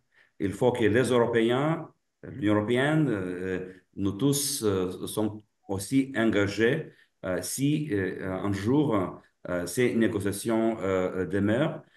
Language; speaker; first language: French; non-native, fluent; Lithuanian